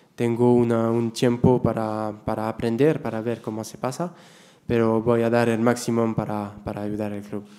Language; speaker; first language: Spanish; non-native, learner; French